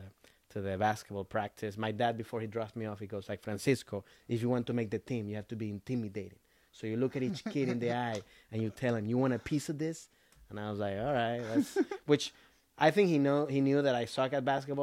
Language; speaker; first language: English; early bilingual, other home language; Spanish